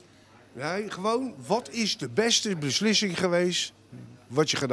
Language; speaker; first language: Dutch; native; Dutch